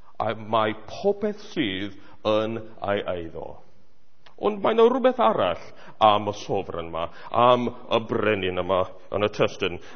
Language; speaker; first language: Welsh; non-native, fluent; English